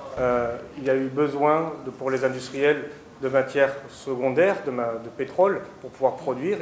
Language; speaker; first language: French; native; French